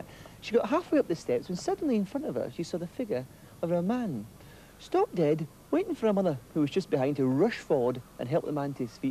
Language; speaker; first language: English; native; English